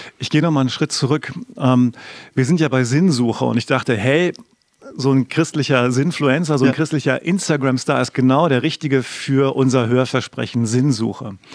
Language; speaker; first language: German; native; German